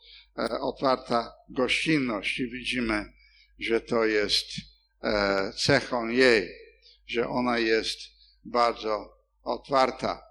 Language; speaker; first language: Polish; non-native, fluent; English